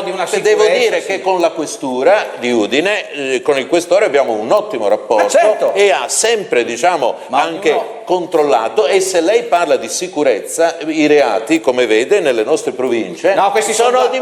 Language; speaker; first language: Italian; native; Italian